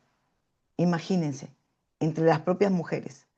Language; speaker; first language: Spanish; native; Spanish